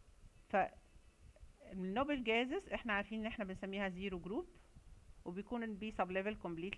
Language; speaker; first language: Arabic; native; Arabic